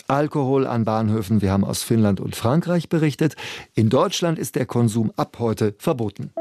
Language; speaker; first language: German; native; German